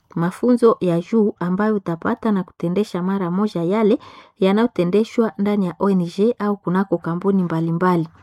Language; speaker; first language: Swahili; non-native, local second language; Nande